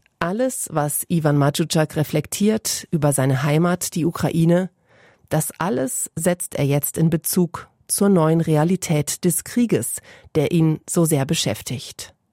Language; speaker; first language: German; native; German